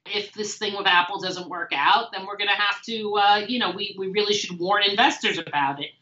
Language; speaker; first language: English; native; English